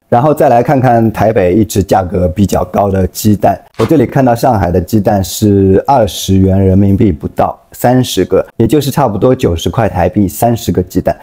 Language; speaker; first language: Chinese; native; Chinese